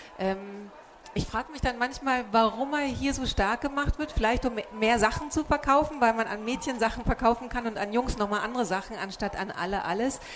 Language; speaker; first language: German; native; German